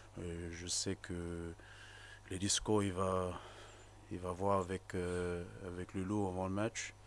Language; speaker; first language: French; non-native, fluent; English